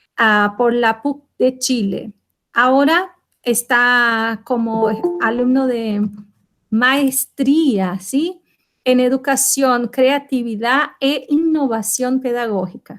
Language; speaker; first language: Spanish; non-native, fluent; Portuguese